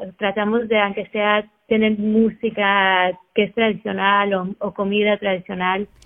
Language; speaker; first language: Spanish; early bilingual, heritage; Spanish